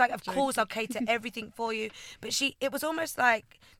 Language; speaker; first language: English; native; English